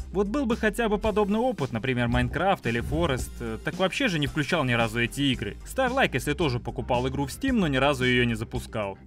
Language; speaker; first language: Russian; native; Russian